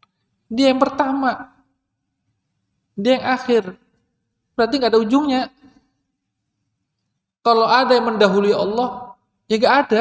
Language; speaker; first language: Indonesian; non-native, local second language; Banjar